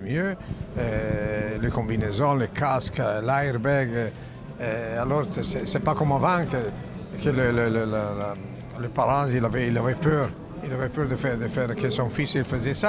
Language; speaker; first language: French; non-native, fluent; Italian